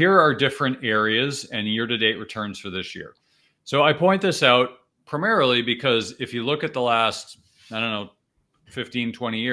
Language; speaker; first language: English; native; English